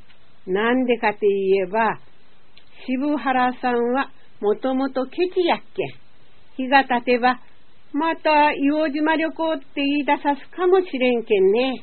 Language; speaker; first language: Japanese; native; Japanese